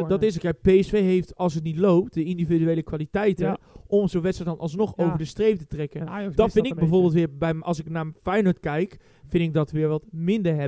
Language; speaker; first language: Dutch; native; Dutch